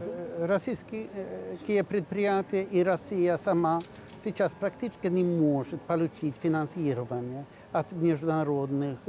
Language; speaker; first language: Russian; non-native, fluent; Swedish